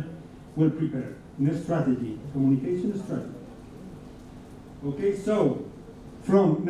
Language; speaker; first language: English; non-native, fluent; Spanish